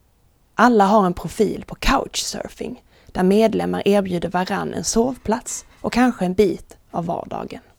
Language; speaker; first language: Swedish; native; Swedish